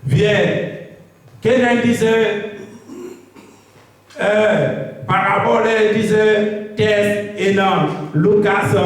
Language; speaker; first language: German; non-native, learner; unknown